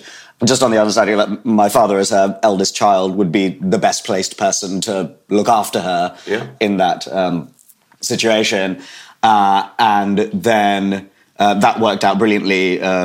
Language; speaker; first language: English; native; English